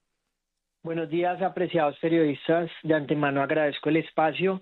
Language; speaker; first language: Spanish; native; Spanish